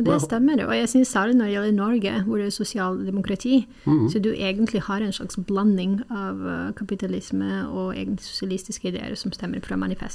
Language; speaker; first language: Norwegian; non-native, fluent; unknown